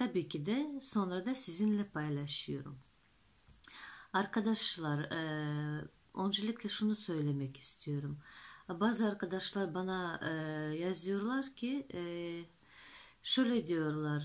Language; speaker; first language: Turkish; non-native, fluent; Russian